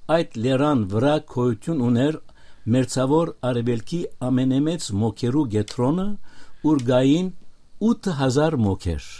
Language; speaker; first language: Armenian; native; Armenian